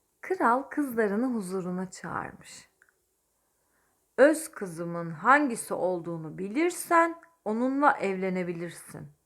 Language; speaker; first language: Turkish; native; Turkish